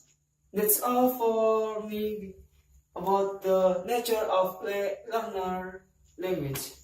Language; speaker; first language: English; non-native, learner; Indonesian